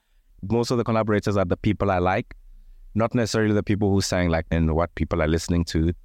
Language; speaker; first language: English; non-native, local second language; Venda